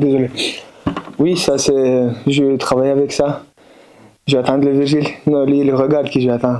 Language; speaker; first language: French; non-native, learner; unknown